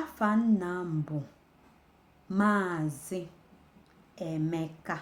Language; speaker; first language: Igbo; native; Igbo